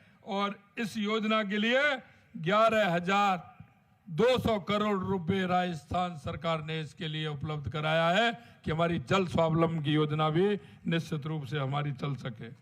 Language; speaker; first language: Hindi; native; Hindi